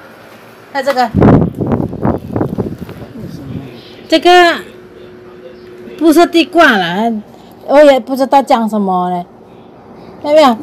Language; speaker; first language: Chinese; non-native, learner; Indonesian